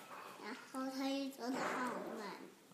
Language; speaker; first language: Chinese; early bilingual, heritage; Chinese